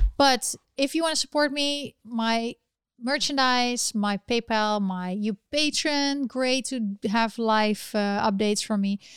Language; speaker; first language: English; non-native, fluent; Dutch